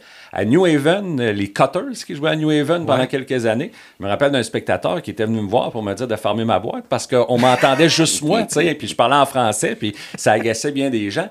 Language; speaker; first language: French; native; French